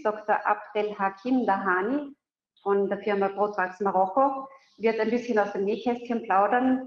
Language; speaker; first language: German; native; German